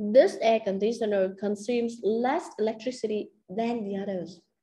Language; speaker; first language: English; non-native, fluent; Vietnamese